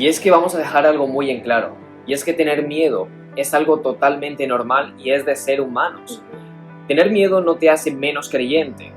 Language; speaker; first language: Spanish; native; Spanish